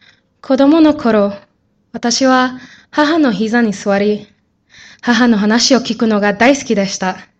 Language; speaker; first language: Japanese; non-native, learner; English